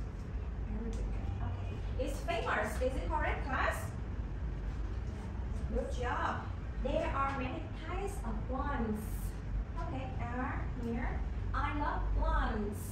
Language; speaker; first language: English; non-native, learner; Vietnamese